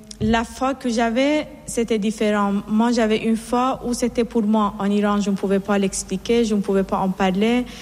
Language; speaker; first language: French; non-native, fluent; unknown